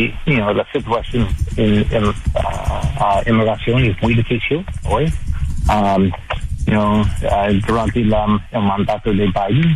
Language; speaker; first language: Spanish; non-native, learner; English